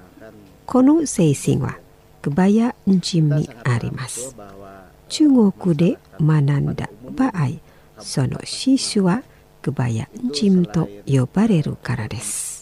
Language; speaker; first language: Japanese; non-native, learner; Indonesian